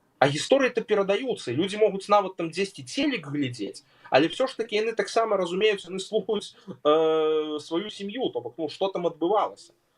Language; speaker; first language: Belarusian; native; Belarusian